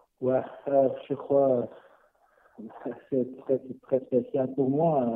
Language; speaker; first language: French; non-native, learner; Swiss German